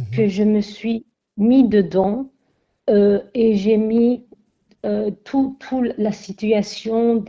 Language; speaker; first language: French; non-native, fluent; Armenian